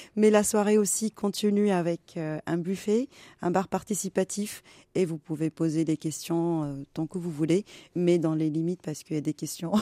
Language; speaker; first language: French; non-native, local second language; Arabic